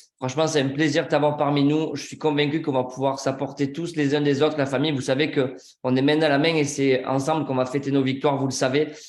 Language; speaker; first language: French; native; French